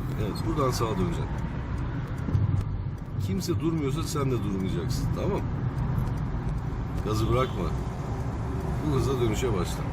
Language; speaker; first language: Turkish; native; Turkish